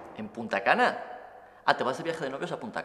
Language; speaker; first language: Spanish; native; Spanish